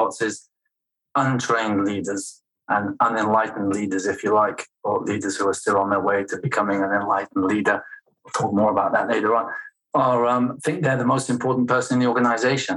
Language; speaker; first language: English; non-native, fluent; French